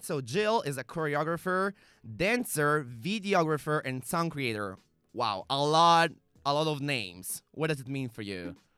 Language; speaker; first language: English; non-native, fluent; Italian